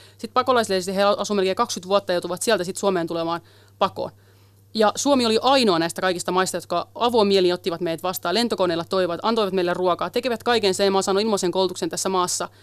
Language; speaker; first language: Finnish; early bilingual, other home language; Kurdish